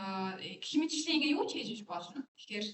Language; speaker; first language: Mongolian; native; Mongolian